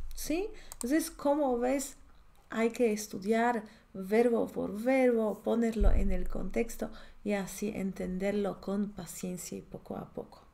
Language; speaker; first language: Spanish; non-native, fluent; Polish